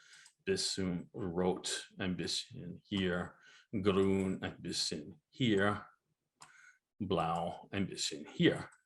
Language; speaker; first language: German; non-native, learner; English